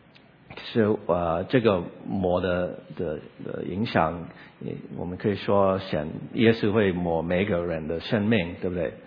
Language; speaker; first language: Chinese; non-native, learner; English